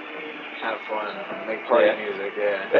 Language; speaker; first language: English; native; English